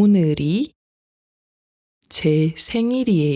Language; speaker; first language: Korean; non-native, fluent; French